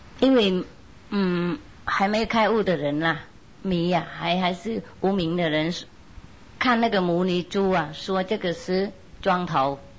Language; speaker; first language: Chinese; non-native, fluent; Vietnamese